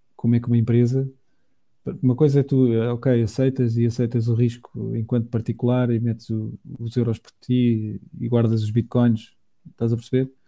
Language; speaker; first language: Portuguese; native; Portuguese